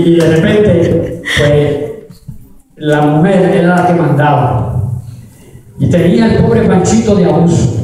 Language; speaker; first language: Spanish; native; Spanish